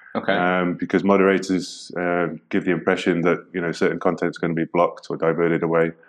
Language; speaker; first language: English; native; English